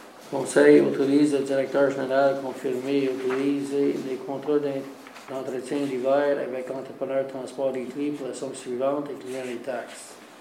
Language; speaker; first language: French; native; French